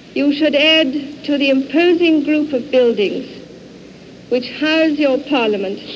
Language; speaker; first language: English; native; English